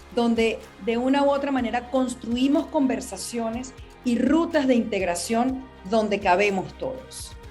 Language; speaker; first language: Spanish; native; Spanish